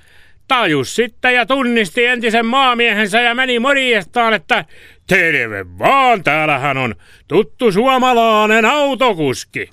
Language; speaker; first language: Finnish; native; Finnish